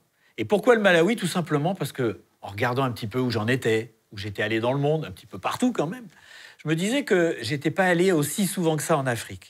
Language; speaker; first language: French; native; French